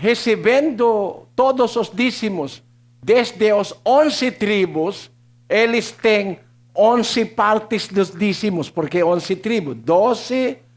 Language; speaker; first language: Portuguese; non-native, learner; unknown